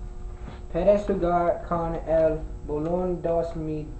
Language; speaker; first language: Spanish; non-native, learner; English